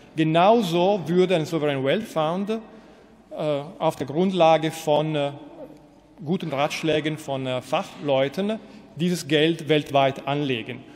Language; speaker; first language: German; non-native, fluent; Italian